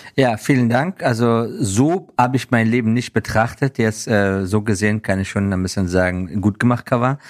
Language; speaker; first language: German; non-native, fluent; Persian